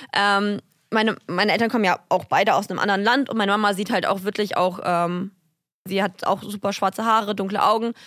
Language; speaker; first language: German; early bilingual, other home language; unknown